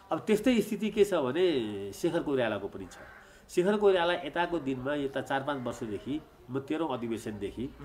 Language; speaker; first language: Nepali; native; Nepali